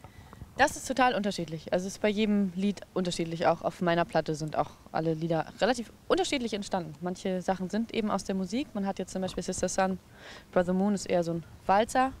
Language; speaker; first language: German; native; German